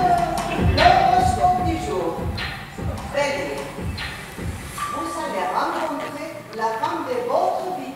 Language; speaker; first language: French; non-native, learner; Spanish